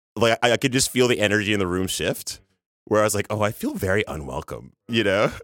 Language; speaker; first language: English; native; English